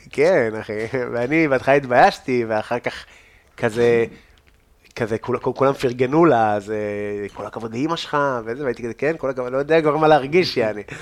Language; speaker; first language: Hebrew; native; Hebrew